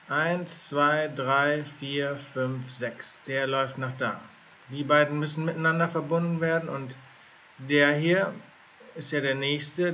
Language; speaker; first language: German; native; German